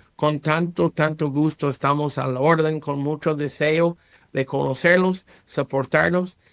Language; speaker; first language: Spanish; non-native, learner; English